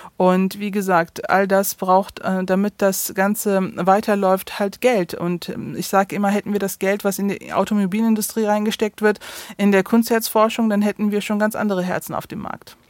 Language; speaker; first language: German; early bilingual, other home language; Turkish